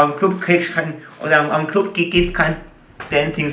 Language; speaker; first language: German; native; German